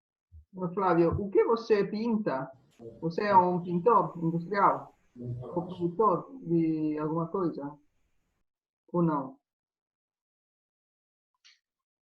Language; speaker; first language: Portuguese; non-native, fluent; Italian